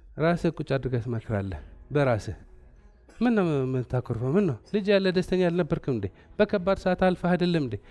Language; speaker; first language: Amharic; non-native, local second language; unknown